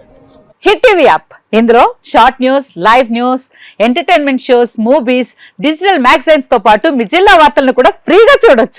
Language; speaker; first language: Telugu; native; Telugu